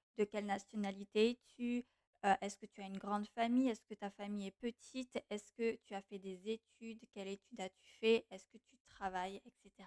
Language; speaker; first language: French; non-native, fluent; Portuguese